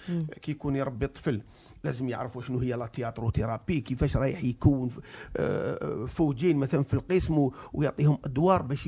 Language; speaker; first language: Arabic; native; Arabic